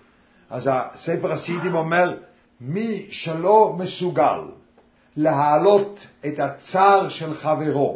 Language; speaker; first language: Hebrew; non-native, fluent; English